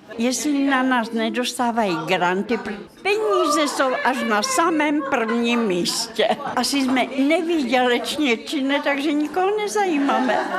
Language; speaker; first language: Czech; non-native, fluent; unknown